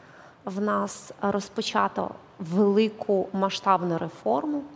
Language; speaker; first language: Ukrainian; native; Ukrainian